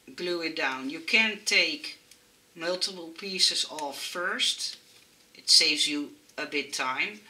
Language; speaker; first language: English; non-native, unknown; Dutch